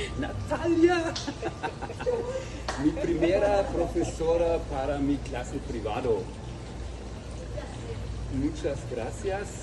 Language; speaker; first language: Spanish; non-native, learner; German